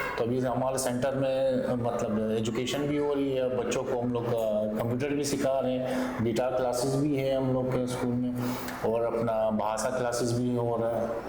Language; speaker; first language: Urdu; non-native, local second language; Hazaragi